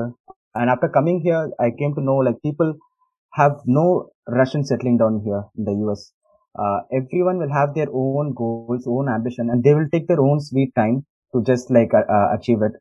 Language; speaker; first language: English; non-native, local second language; Tamil